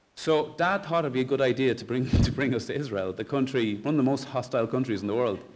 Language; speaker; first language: English; native; English